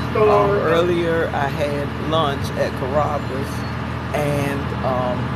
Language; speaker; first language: English; native; English